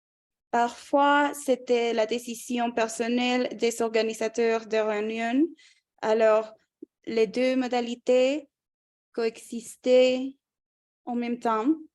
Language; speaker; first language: French; non-native, fluent; Spanish